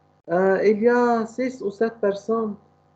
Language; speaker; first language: French; non-native, learner; Arabic